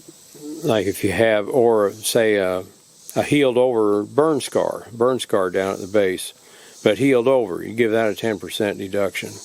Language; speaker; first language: English; native; English